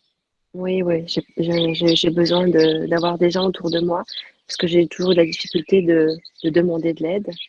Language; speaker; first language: French; native; French